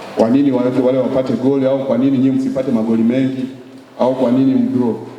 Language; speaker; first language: Swahili; native; Swahili